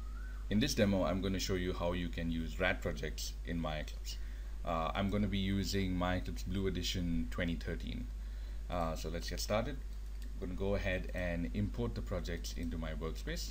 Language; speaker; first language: English; native; English